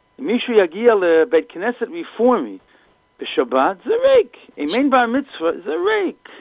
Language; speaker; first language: Hebrew; non-native, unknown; English